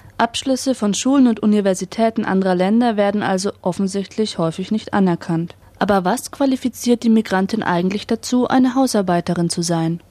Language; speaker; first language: German; native; German